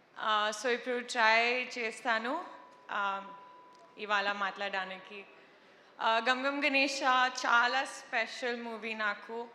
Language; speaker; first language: Telugu; non-native, local second language; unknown